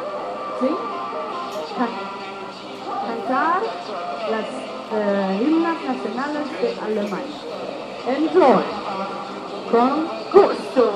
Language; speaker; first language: Spanish; non-native, learner; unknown